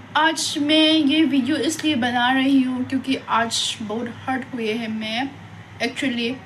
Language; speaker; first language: Hindi; non-native, local second language; Manipuri